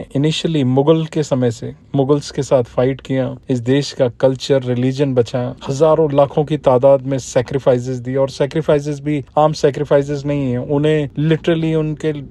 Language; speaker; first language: Hindi; non-native, local second language; Punjabi